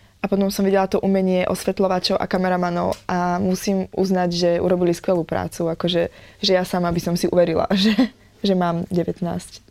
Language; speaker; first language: Slovak; native; Slovak